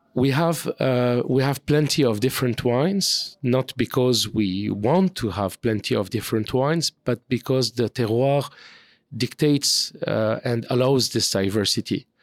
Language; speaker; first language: English; non-native, fluent; French